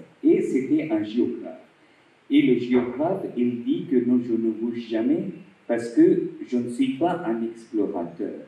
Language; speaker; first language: French; non-native, fluent; Bangla